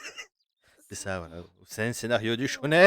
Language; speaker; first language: French; native; French